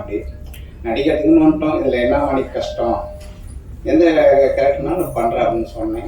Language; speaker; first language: Tamil; native; Tamil